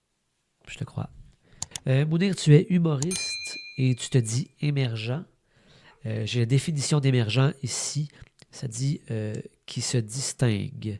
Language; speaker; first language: French; native; French